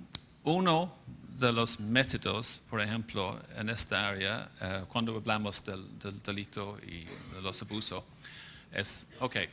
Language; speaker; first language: Spanish; non-native, fluent; English